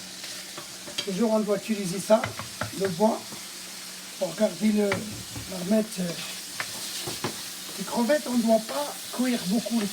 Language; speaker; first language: French; non-native, fluent; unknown